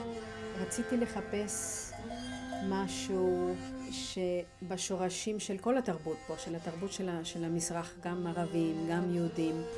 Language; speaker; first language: Hebrew; non-native, fluent; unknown